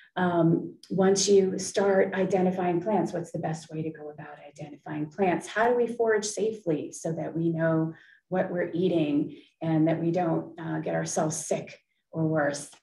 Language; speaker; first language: English; native; English